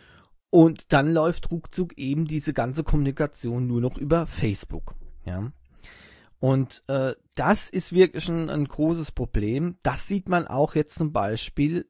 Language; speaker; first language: German; native; German